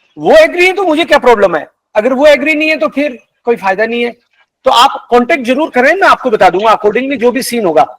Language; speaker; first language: Hindi; native; Hindi